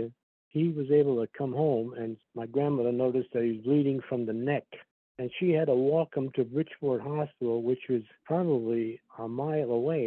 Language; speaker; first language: English; early bilingual, other home language; Slovak